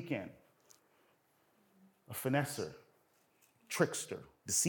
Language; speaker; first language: English; native; English